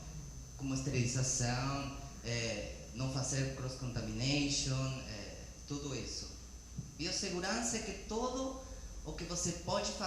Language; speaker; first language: Portuguese; non-native, learner; Spanish